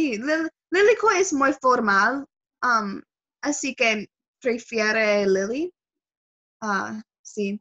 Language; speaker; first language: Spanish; non-native, learner; English